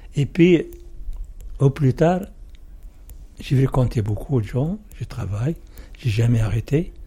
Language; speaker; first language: French; non-native, learner; Arabic